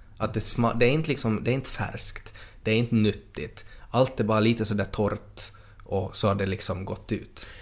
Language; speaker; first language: Swedish; native; Swedish